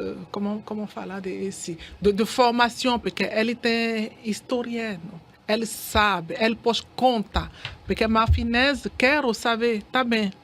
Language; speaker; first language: Portuguese; non-native, learner; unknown